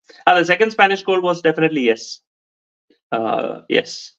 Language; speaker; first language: English; non-native, local second language; Malayalam